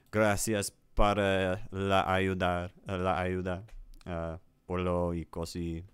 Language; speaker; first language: Spanish; non-native, learner; English